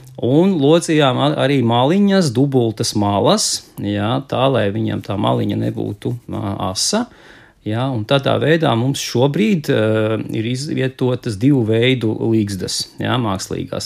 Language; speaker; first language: Latvian; native; Latvian